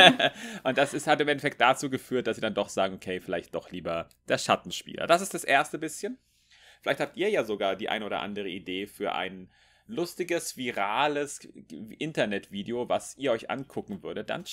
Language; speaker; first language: German; native; German